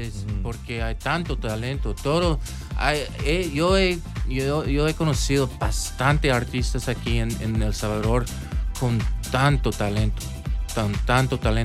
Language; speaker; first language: Spanish; non-native, local second language; English